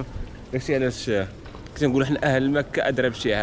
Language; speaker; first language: Arabic; native; Arabic